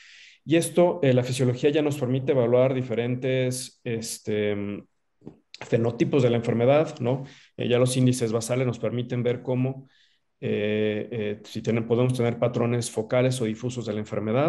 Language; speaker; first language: Spanish; native; Spanish